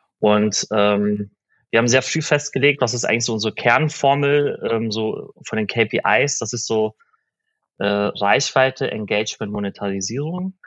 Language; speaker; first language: German; early bilingual, other home language; Persian